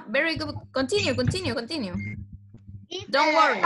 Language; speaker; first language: English; non-native, fluent; Spanish